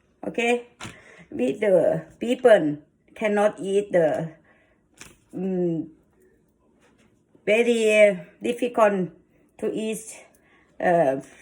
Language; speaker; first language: English; non-native, learner; Thai